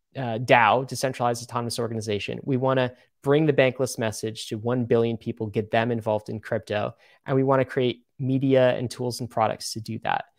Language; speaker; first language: English; native; English